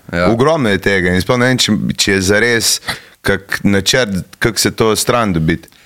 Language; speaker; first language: Slovenian; native; Slovenian